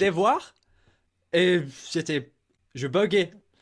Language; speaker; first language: French; non-native, fluent; English